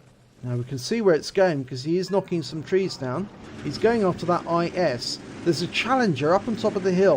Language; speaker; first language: English; native; English